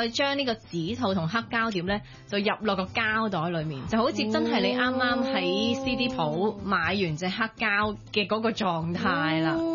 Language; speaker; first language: Cantonese; native; Cantonese